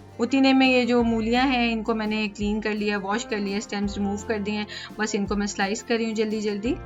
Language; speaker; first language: Urdu; non-native, local second language; Punjabi